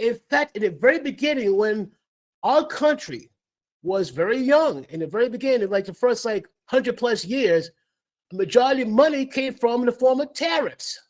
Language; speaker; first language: English; native; English